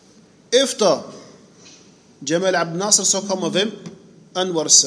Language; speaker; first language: Danish; non-native, fluent; Arabic